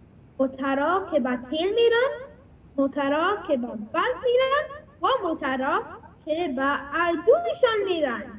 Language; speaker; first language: Persian; early bilingual, heritage; Persian